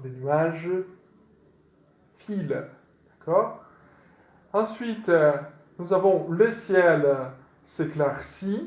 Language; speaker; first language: French; non-native, fluent; Portuguese